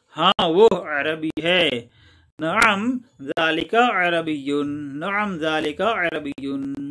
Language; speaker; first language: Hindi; non-native, local second language; Gujarati